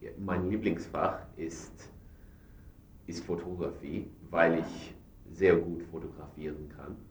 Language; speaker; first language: German; non-native, learner; English